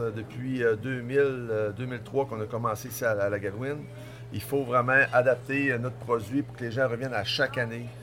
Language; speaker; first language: French; native; French